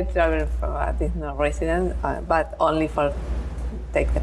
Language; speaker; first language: English; non-native, learner; Spanish